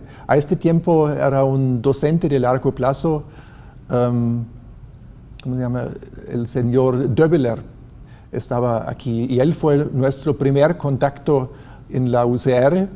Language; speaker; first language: Spanish; non-native, fluent; German